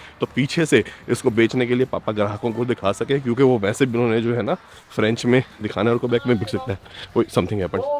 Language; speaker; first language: Hindi; non-native, local second language; Punjabi